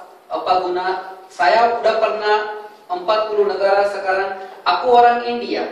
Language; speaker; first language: Indonesian; non-native, fluent; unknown